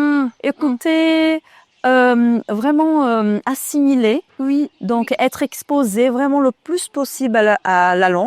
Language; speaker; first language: French; non-native, fluent; Portuguese